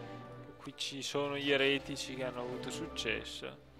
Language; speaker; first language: Italian; native; Italian